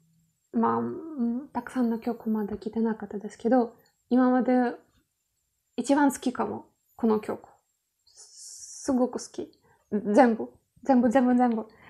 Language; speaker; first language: Japanese; non-native, learner; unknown